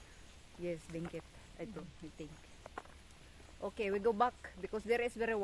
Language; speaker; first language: English; non-native, learner; Cebuano